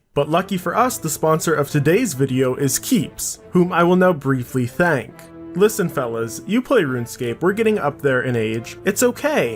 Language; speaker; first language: English; native; English